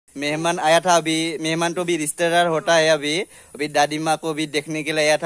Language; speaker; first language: Hindi; non-native, local second language; Bodo